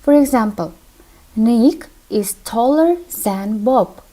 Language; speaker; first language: English; non-native, fluent; Kazakh